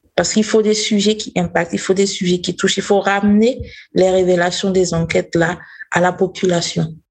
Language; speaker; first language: French; non-native, local second language; Mossi